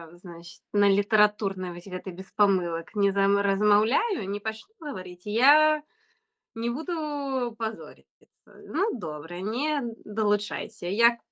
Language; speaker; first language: Belarusian; non-native, local second language; Russian